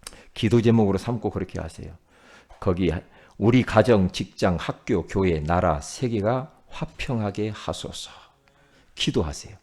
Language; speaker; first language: Korean; native; Korean